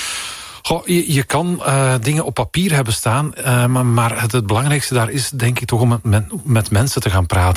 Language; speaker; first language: Dutch; native; Dutch